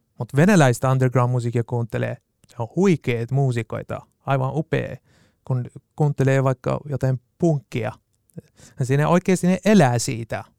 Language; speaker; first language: Finnish; non-native, fluent; Kurdish